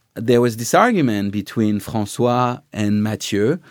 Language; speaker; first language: English; non-native, fluent; French